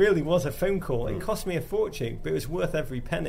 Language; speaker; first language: English; native; English